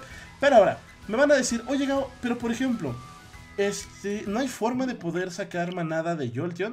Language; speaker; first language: Spanish; native; Spanish